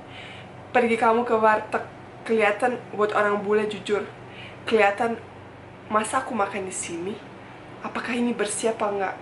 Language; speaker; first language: Indonesian; non-native, fluent; Bosnian